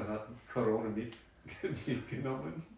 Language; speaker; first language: German; non-native, fluent; French